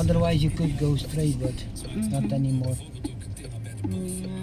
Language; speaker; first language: English; non-native, learner; Dutch